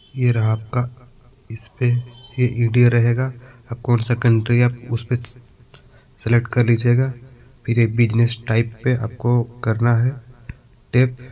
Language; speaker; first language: Hindi; native; Hindi